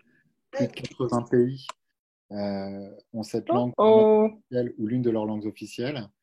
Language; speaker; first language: French; native; French